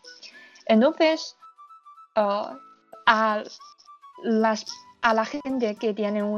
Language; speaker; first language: Spanish; non-native, learner; Chinese